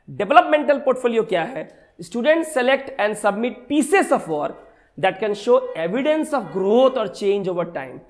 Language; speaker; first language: Hindi; native; Hindi